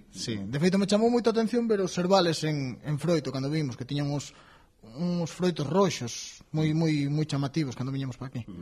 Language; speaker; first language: Galician; native; Galician